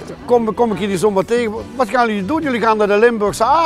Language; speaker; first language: Dutch; native; Dutch